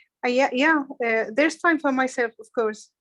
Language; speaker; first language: English; non-native, learner; Arabic